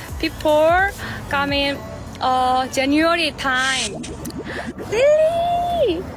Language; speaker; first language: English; non-native, learner; Korean